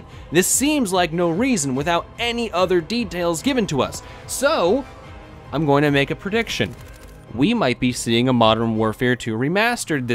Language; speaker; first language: English; native; English